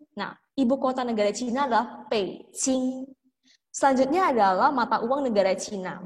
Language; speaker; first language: Indonesian; native; Indonesian